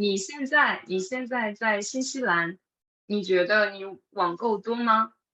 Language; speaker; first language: Chinese; non-native, fluent; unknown